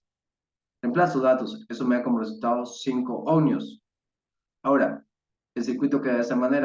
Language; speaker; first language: Spanish; native; Spanish